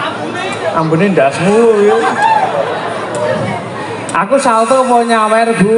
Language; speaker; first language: Indonesian; non-native, local second language; Javanese